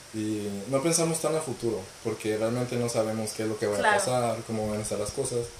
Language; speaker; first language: Spanish; native; Spanish